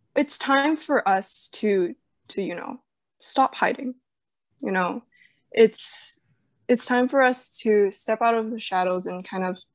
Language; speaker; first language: English; early bilingual, other home language; Chinese